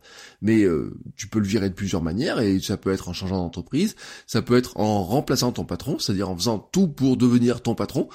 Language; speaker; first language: French; native; French